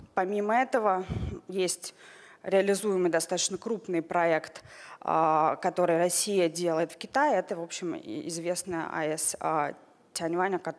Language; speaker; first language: Russian; native; Russian